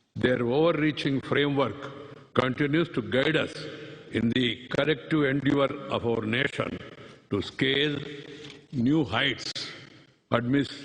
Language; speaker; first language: English; non-native, local second language; Hindi